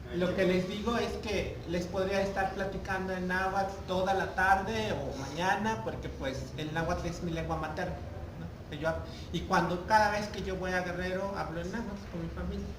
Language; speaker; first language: Spanish; non-native, local second language; Nahuatl languages